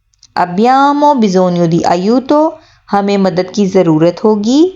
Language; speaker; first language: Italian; non-native, fluent; Urdu